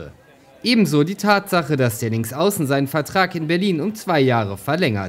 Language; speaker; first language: German; native; German